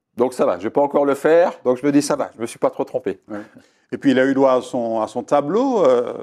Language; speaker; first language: French; native; French